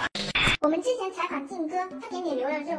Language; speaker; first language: Chinese; native; Chinese